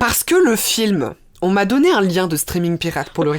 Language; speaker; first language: French; native; French